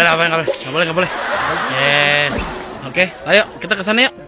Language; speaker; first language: Indonesian; native; Indonesian